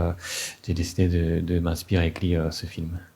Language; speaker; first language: French; non-native, fluent; Japanese